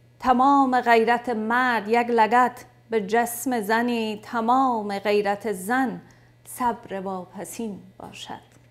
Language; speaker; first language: Persian; native; Persian